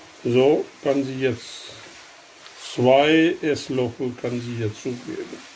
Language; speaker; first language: German; non-native, learner; Urdu